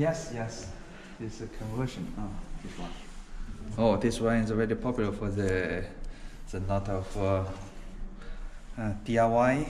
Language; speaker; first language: English; non-native, learner; Chinese